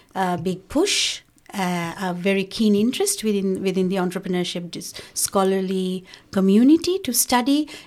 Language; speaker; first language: English; non-native, local second language; Bangla